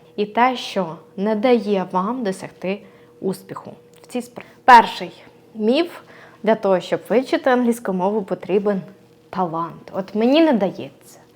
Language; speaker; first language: Ukrainian; native; Ukrainian